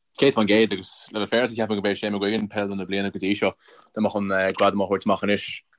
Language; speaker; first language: Irish; native; Irish